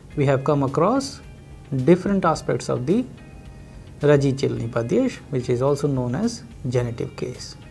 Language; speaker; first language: English; non-native, local second language; Hindi